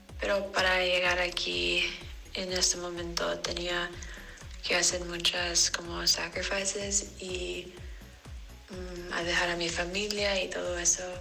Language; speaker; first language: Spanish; non-native, learner; English